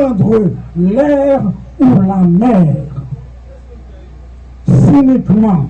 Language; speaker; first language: French; non-native, local second language; Haitian Creole